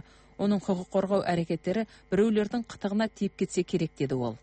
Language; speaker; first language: Kazakh; native; Kazakh